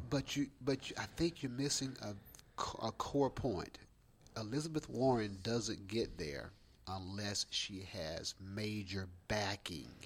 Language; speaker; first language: English; native; English